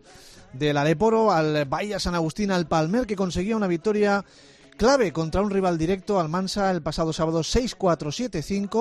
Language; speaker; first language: Spanish; native; Spanish